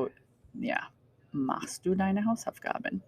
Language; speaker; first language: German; non-native, fluent; English